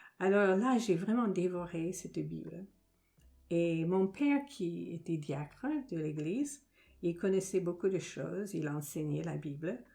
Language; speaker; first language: French; non-native, fluent; English